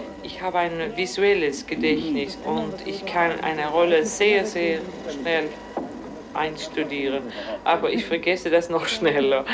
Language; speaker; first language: German; non-native, fluent; Swedish